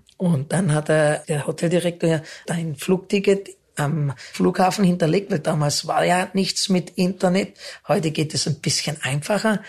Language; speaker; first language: German; native; German